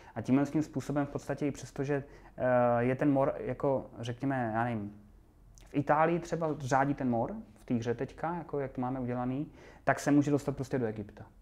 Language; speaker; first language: Czech; native; Czech